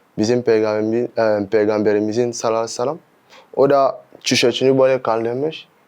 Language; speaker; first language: Turkish; non-native, fluent; French